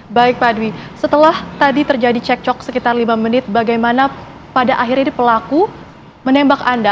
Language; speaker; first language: Indonesian; native; Indonesian